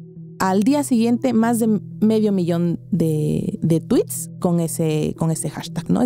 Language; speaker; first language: Spanish; native; Spanish